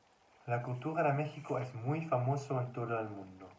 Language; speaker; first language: Spanish; non-native, learner; Dutch